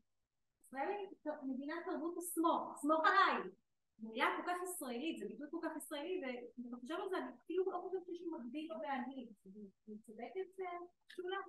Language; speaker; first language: Hebrew; native; Hebrew